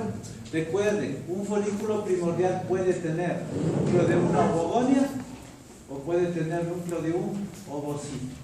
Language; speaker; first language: Spanish; native; Spanish